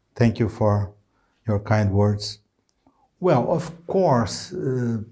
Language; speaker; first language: English; non-native, fluent; Portuguese